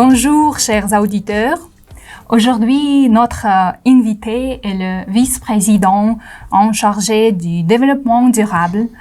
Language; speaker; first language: French; non-native, learner; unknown